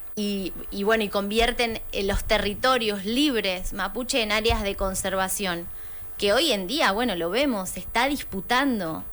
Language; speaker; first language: Spanish; native; Spanish